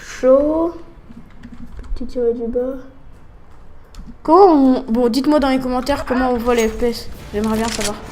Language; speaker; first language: French; native; French